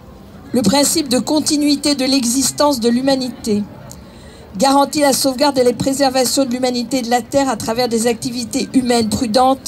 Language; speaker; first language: French; native; French